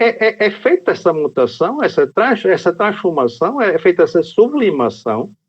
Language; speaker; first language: Portuguese; native; Portuguese